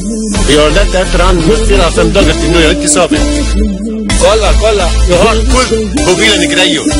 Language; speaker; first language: Swedish; non-native, learner; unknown